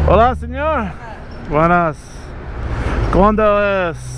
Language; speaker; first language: Spanish; non-native, learner; English